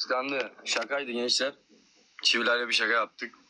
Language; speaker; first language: Turkish; native; Turkish